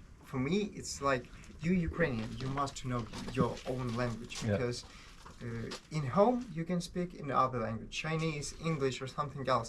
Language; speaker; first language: English; non-native, learner; Ukrainian